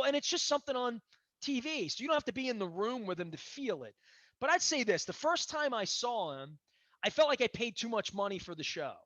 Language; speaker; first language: English; native; English